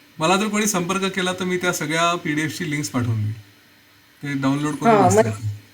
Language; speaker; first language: Marathi; native; Marathi